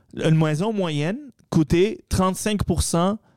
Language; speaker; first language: French; early bilingual, other home language; Arabic